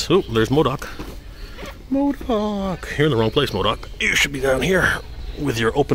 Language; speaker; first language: English; native; English